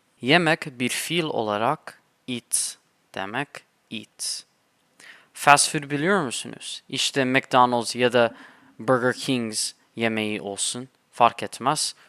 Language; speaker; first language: Turkish; non-native, fluent; English